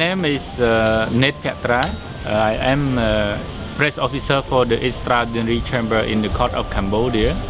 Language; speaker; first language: English; non-native, fluent; Khmer